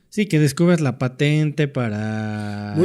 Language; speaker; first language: Spanish; native; Spanish